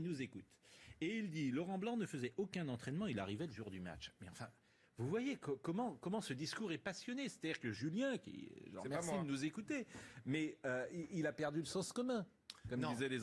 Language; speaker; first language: French; native; French